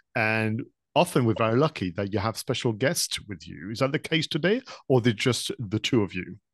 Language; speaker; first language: English; non-native, fluent; French